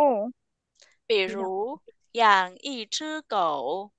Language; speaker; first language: Chinese; non-native, fluent; Vietnamese